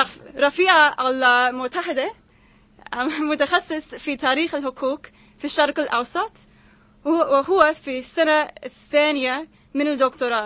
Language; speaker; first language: Arabic; non-native, fluent; English